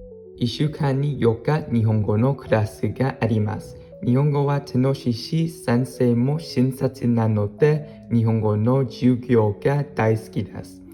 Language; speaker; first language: Japanese; non-native, learner; English